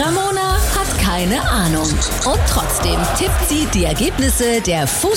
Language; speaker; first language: German; native; German